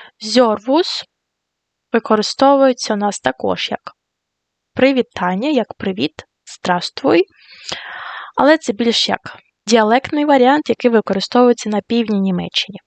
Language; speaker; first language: Ukrainian; native; Ukrainian